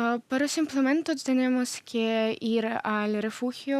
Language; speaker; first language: Spanish; non-native, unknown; Ukrainian